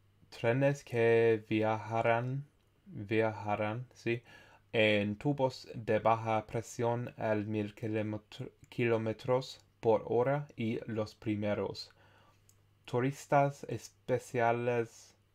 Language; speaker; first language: Spanish; non-native, learner; English